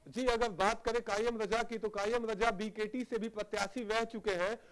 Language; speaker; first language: Hindi; native; Hindi